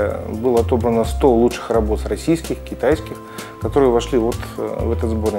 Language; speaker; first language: Russian; native; Russian